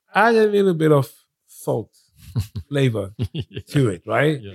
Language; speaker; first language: English; non-native, local second language; Yoruba